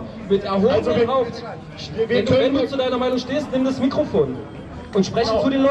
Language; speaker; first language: German; native; German